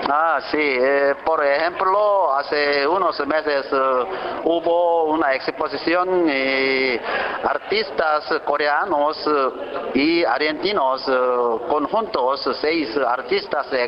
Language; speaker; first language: Spanish; non-native, learner; Korean